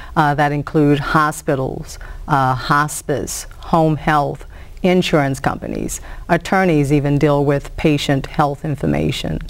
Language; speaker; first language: English; native; English